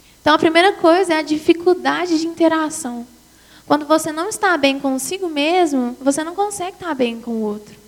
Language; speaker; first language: Portuguese; native; Portuguese